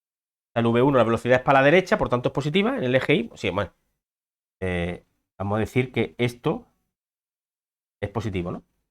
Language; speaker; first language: Spanish; native; Spanish